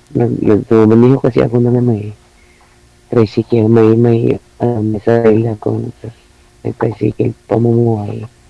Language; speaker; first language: Filipino; non-native, local second language; Cebuano